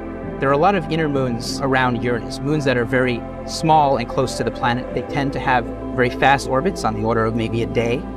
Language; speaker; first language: English; native; English